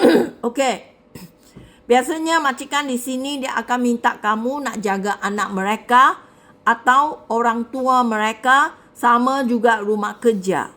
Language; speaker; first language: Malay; non-native, local second language; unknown